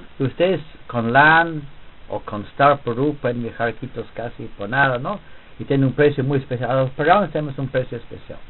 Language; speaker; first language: Spanish; non-native, fluent; English